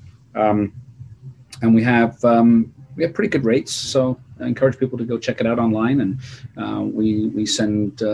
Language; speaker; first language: English; native; English